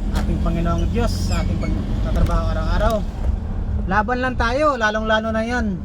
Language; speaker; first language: Filipino; non-native, local second language; Cebuano